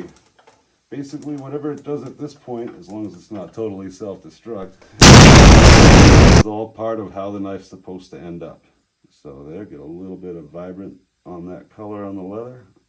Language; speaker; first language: English; native; English